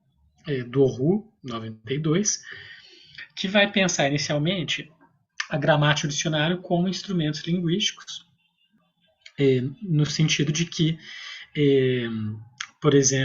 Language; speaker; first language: Portuguese; native; Portuguese